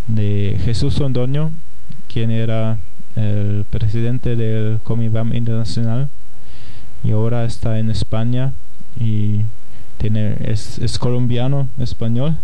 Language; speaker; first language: Spanish; non-native, fluent; German